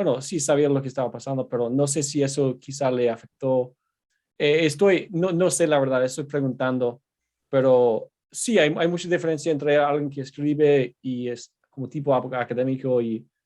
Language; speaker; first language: Spanish; non-native, fluent; English